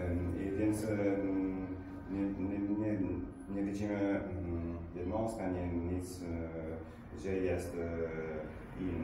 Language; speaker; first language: Polish; non-native, learner; Italian